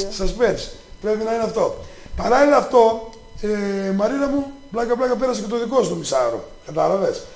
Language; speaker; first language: Greek; native; Greek